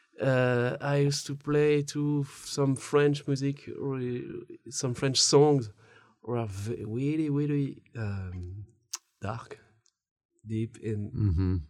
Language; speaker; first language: English; non-native, learner; French